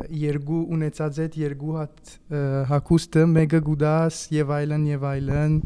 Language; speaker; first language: Armenian; early bilingual, heritage; Armenian